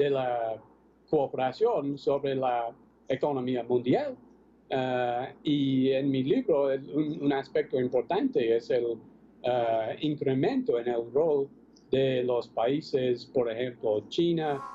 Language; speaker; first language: Spanish; non-native, fluent; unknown